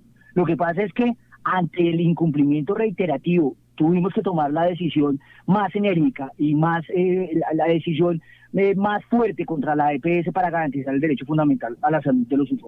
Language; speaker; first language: Spanish; native; Spanish